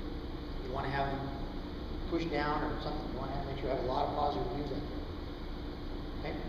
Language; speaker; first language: English; native; English